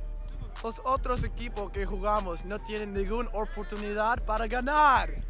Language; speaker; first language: Spanish; non-native, learner; English